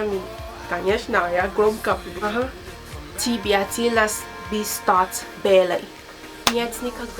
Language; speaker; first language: Russian; non-native, learner; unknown